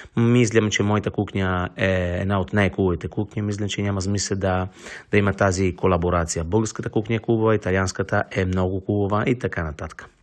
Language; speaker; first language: Bulgarian; non-native, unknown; Italian